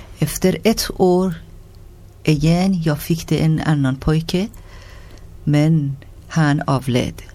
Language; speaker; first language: Swedish; non-native, learner; Persian